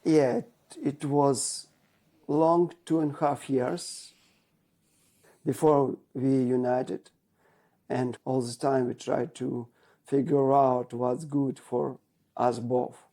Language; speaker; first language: English; non-native, learner; Ukrainian